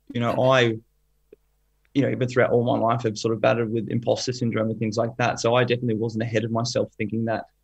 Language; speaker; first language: English; native; English